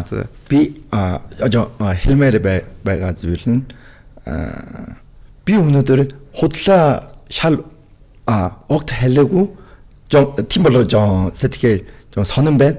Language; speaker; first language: Mongolian; non-native, fluent; Korean